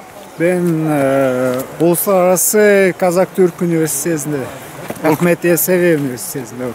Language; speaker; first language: Turkish; non-native, learner; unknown